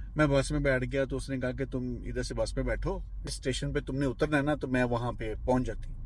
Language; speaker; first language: Urdu; non-native, local second language; Punjabi